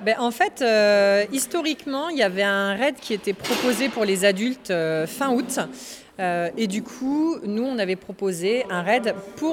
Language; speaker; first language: French; native; French